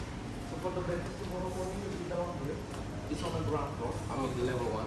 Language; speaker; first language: English; non-native, learner; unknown